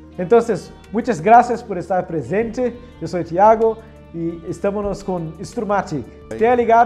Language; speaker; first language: Spanish; non-native, fluent; Portuguese